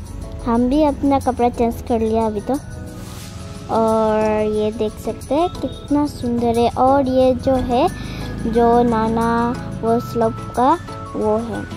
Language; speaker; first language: Hindi; non-native, local second language; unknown